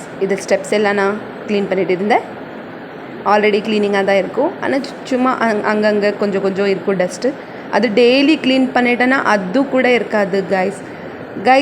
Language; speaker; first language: Tamil; non-native, local second language; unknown